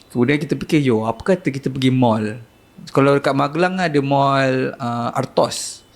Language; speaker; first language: Malay; native; Malay